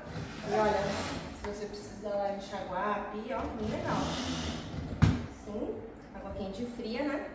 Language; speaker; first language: Portuguese; native; Portuguese